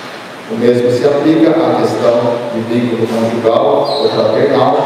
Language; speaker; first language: Portuguese; native; Portuguese